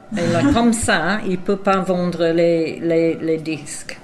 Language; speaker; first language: French; non-native, fluent; English